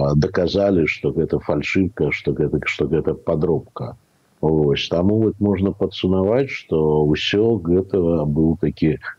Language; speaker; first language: Belarusian; native; Belarusian